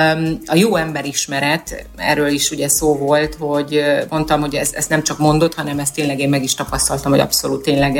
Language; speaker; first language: Hungarian; native; Hungarian